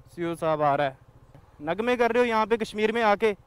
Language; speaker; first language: Hindi; native; Hindi